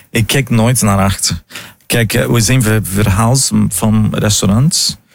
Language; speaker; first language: Dutch; non-native, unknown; Portuguese